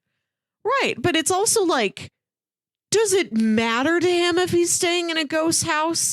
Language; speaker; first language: English; native; English